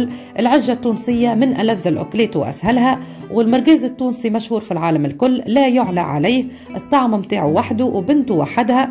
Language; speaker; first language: Arabic; native; Arabic